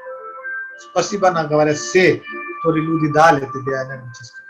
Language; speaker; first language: Russian; non-native, learner; Hindi